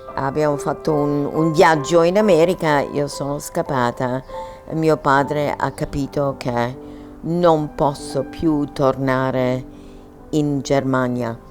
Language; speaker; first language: Italian; non-native, fluent; German